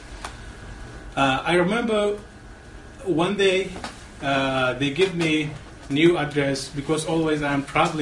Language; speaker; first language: English; non-native, learner; Arabic